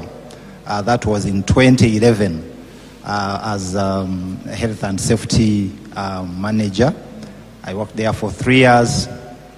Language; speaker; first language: English; non-native, local second language; Nyankole